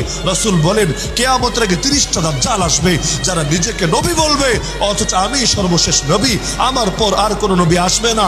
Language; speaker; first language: Bangla; native; Bangla